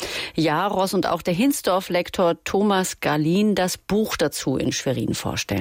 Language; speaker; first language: German; native; German